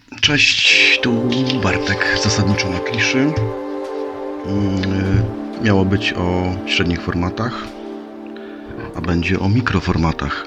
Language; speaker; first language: Polish; native; Polish